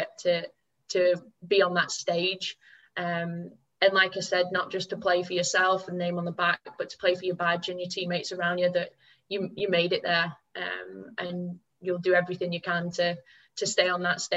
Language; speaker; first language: English; native; English